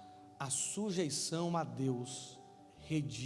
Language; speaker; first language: Portuguese; native; Portuguese